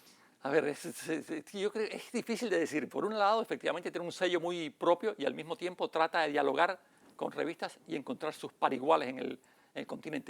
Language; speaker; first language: Spanish; native; Spanish